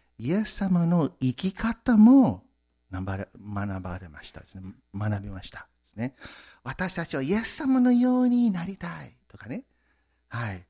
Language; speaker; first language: Japanese; non-native, fluent; English